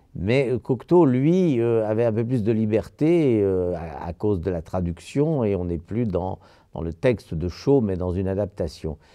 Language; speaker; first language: French; native; French